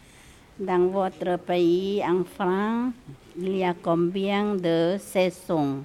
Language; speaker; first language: French; non-native, learner; Lao